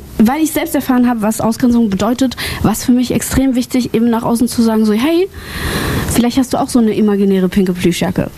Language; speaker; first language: German; early bilingual, other home language; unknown